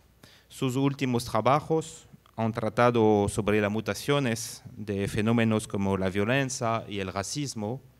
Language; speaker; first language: Spanish; non-native, fluent; French